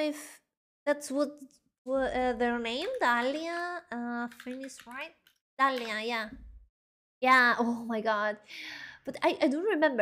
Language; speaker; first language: English; non-native, learner; Spanish